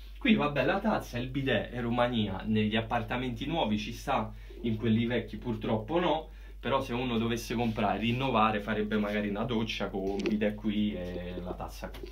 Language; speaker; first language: Italian; native; Italian